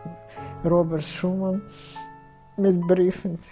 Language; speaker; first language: German; non-native, fluent; Russian